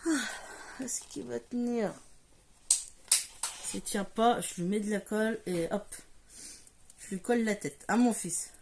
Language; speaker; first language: French; native; French